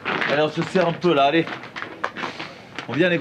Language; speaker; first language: French; native; French